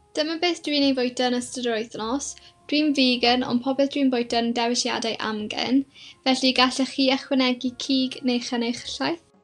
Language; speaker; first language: Welsh; non-native, local second language; English